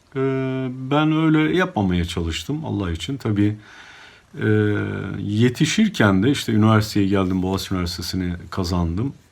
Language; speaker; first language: Turkish; native; Turkish